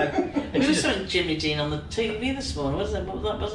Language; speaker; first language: English; native; English